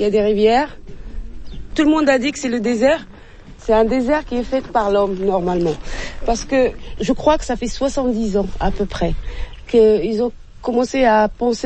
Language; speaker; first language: French; non-native, local second language; Arabic